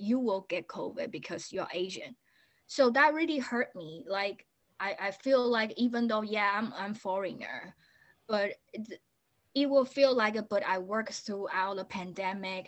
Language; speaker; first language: English; non-native, fluent; Chinese